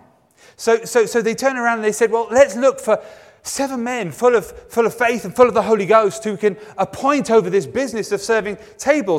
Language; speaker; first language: English; native; English